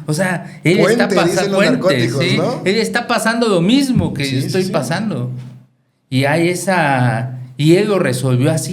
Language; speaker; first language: Spanish; native; Spanish